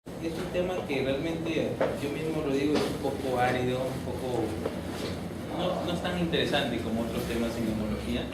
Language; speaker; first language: Spanish; native; Spanish